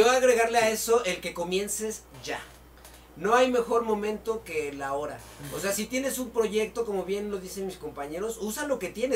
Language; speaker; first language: Spanish; native; Spanish